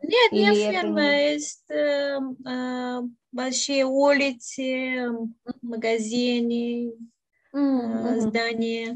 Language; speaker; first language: Russian; non-native, learner; Bulgarian